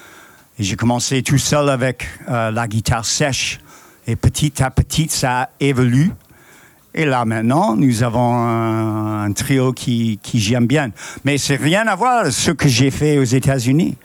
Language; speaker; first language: French; non-native, fluent; English